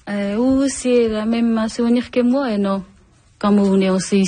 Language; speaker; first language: French; non-native, learner; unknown